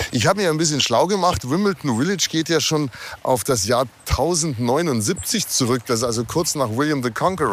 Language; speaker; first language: German; native; German